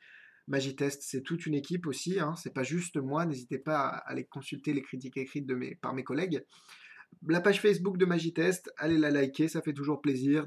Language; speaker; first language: French; native; French